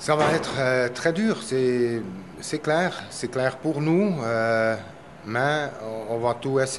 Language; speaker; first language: French; non-native, local second language; German